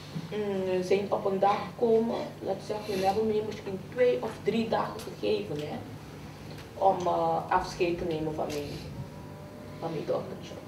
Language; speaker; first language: Dutch; early bilingual, other home language; Papiamento